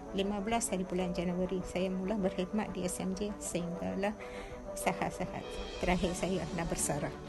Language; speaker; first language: Malay; non-native, local second language; Tamil